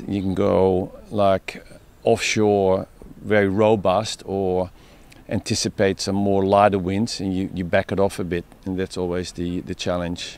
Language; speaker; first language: English; native; English